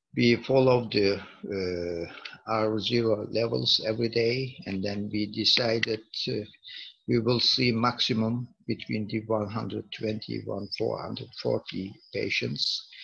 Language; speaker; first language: English; non-native, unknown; Turkish